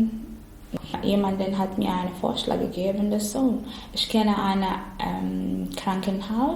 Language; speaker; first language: German; non-native, learner; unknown